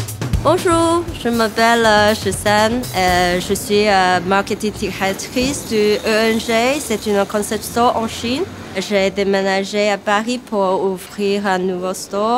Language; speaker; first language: French; non-native, learner; Chinese